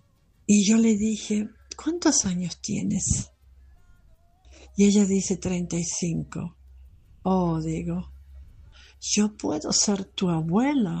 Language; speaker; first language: Spanish; non-native, fluent; German